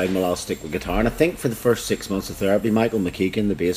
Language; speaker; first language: English; native; English